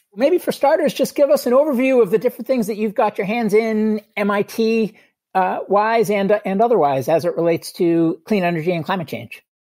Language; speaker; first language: English; native; English